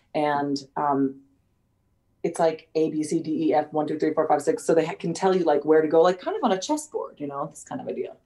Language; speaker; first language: English; native; English